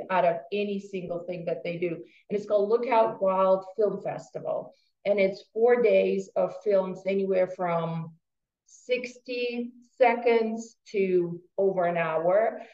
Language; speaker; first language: English; non-native, fluent; Russian